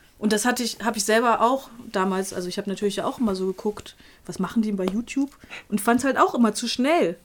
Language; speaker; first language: German; native; German